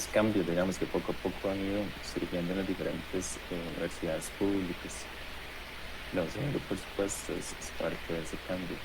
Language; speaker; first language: Spanish; native; Spanish